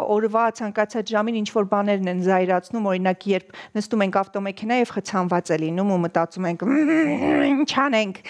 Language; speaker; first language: Armenian; native; Armenian